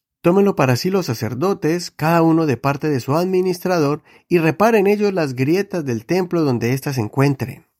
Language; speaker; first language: Spanish; native; Spanish